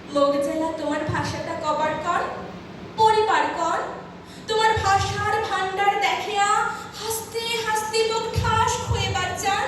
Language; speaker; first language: Bangla; non-native, local second language; Rangpuri